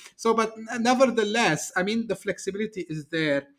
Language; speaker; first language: English; non-native, fluent; Turkish